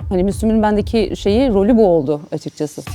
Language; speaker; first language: Turkish; native; Turkish